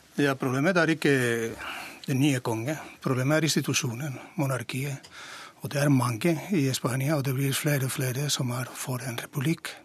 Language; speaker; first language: Norwegian; non-native, fluent; Spanish